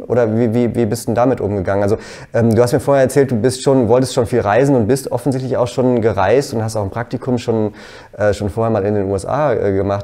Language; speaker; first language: German; native; German